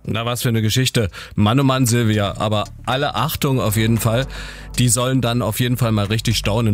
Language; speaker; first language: German; native; German